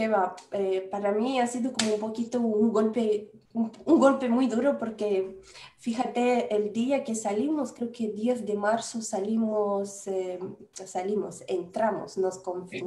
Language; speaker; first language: Spanish; non-native, fluent; Romanian